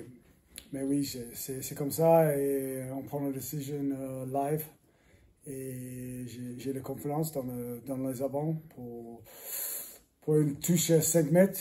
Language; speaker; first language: French; non-native, learner; English